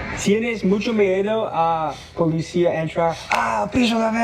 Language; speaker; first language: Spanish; non-native, learner; English